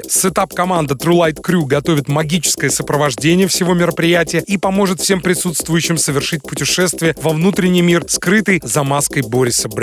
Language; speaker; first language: Russian; native; Russian